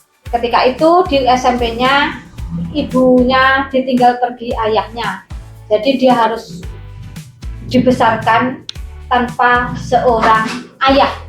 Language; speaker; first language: Indonesian; non-native, local second language; Javanese